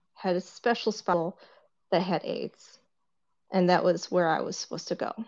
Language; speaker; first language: English; early bilingual, other home language; Korean